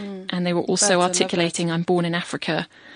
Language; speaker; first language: English; native; English